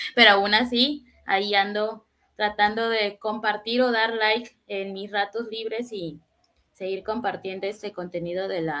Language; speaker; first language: Spanish; native; Spanish